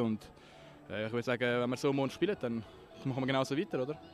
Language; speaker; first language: German; native; German